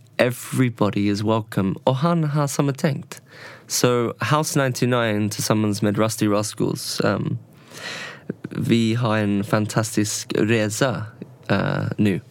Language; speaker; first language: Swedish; non-native, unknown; English